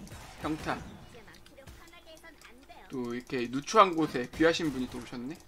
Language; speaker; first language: Korean; native; Korean